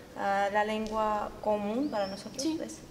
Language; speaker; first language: Spanish; non-native, fluent; Armenian